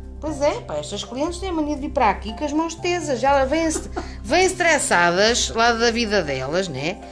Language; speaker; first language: Portuguese; native; Portuguese